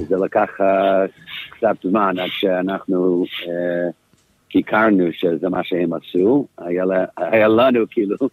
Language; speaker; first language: Hebrew; non-native, fluent; English